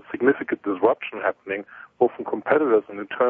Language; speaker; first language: English; non-native, fluent; Italian